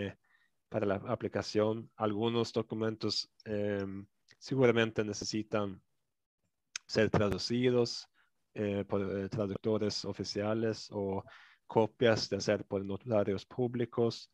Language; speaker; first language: Spanish; non-native, fluent; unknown